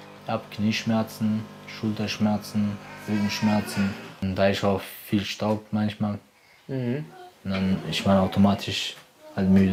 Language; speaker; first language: German; non-native, fluent; Turkish